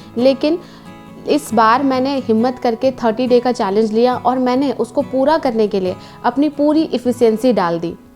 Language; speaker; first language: Hindi; native; Hindi